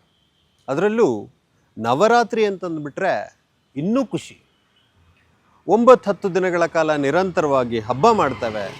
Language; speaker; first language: Kannada; native; Kannada